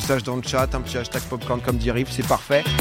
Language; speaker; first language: French; native; French